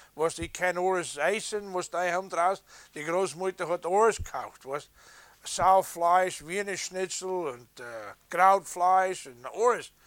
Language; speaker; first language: German; early bilingual, heritage; English